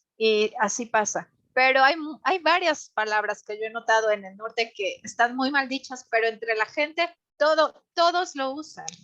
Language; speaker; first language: Spanish; native; Spanish